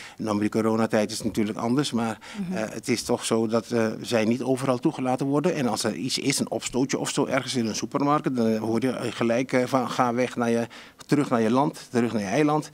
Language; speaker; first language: Dutch; non-native, local second language; Papiamento